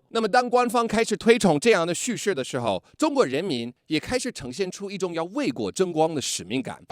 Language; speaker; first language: Chinese; non-native, fluent; English